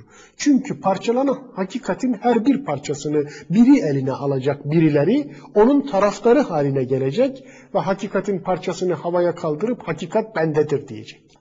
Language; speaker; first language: Turkish; native; Turkish